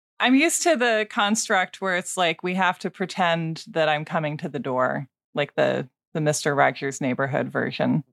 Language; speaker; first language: English; native; English